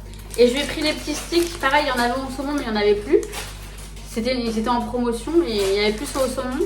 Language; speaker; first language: French; native; French